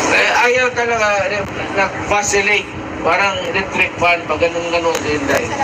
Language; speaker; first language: Filipino; non-native, local second language; Cebuano